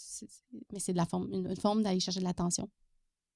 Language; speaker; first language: French; native; French